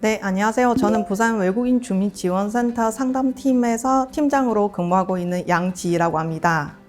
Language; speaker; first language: Korean; non-native, fluent; Chinese